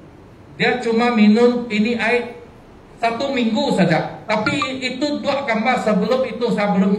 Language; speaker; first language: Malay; non-native, local second language; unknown